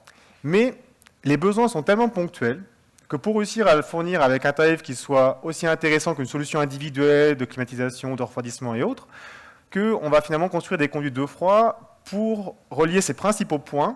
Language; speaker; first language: French; native; French